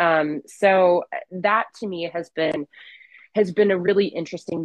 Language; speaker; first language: English; native; English